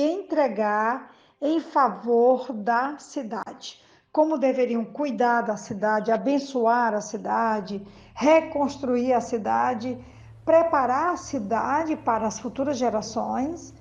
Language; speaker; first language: Portuguese; native; Portuguese